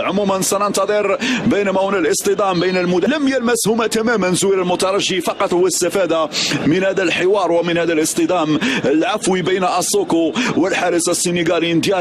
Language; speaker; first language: Arabic; native; Arabic